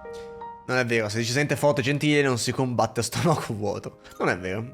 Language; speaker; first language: Italian; native; Italian